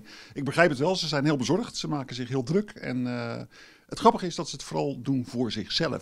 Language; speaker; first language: Dutch; native; Dutch